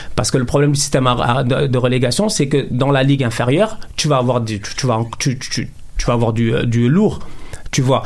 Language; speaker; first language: French; non-native, local second language; Wolof